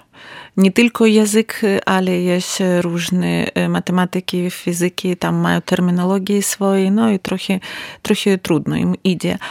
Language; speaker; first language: Polish; non-native, learner; Ukrainian